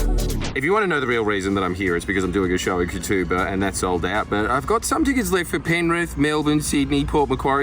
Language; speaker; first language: English; native; English